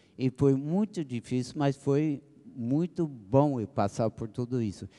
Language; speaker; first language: Portuguese; early bilingual, other home language; English